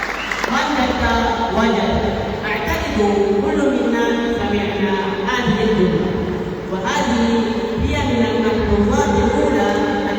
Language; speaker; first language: Arabic; non-native, learner; Indonesian